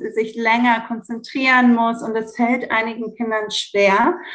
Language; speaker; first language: German; early bilingual, heritage; Greek